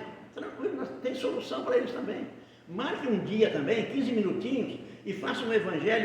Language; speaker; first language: Portuguese; native; Portuguese